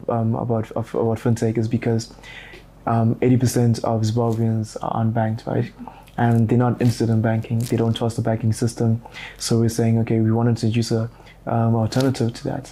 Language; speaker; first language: English; non-native, local second language; Shona